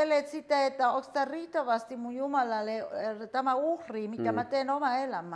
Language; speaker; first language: Finnish; non-native, fluent; Spanish